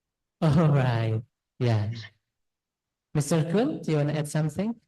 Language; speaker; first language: English; non-native, fluent; Indonesian